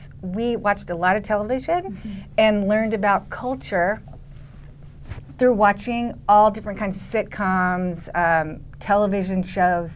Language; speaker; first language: English; native; English